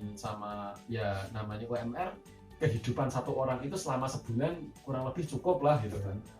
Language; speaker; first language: Indonesian; native; Indonesian